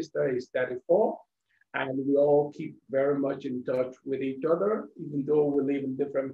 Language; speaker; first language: English; non-native, local second language; Yoruba